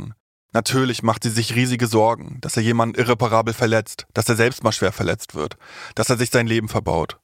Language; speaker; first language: German; native; German